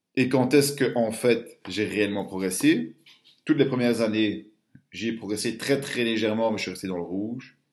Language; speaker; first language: French; native; French